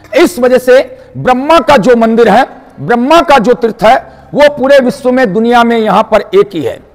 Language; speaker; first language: Hindi; non-native, local second language; Marathi